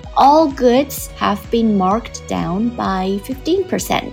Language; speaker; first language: English; non-native, fluent; Chinese